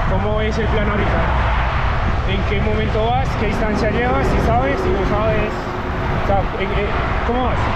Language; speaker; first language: Spanish; native; Spanish